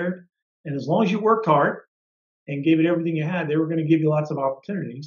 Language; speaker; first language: English; native; English